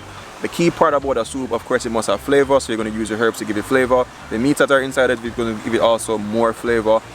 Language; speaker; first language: English; native; English